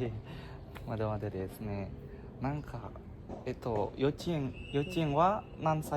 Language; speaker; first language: Japanese; non-native, learner; Indonesian